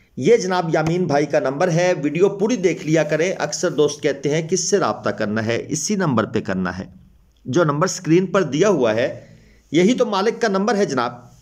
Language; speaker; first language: Urdu; non-native, local second language; Punjabi